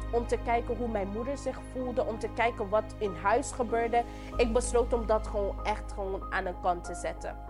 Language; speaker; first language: Dutch; non-native, local second language; English